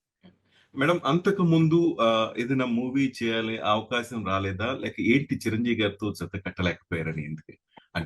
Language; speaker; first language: Telugu; native; Telugu